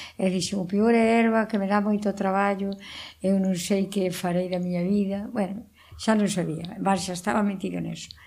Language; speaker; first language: Galician; native; Galician